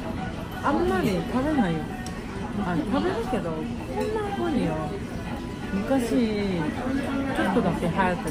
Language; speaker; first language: Japanese; non-native, learner; Korean